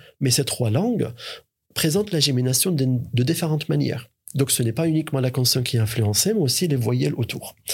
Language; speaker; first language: French; non-native, fluent; Arabic